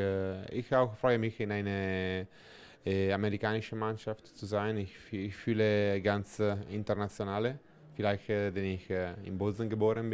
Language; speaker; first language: German; non-native, local second language; Italian